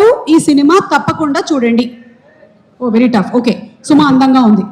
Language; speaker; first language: Telugu; native; Telugu